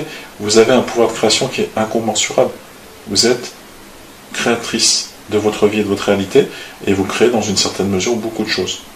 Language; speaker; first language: French; native; French